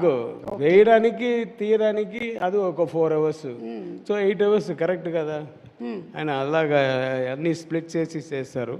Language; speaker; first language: Telugu; non-native, learner; Tamil